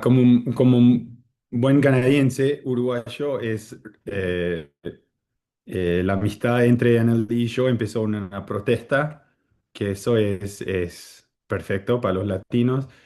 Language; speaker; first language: Spanish; early bilingual, heritage; Spanish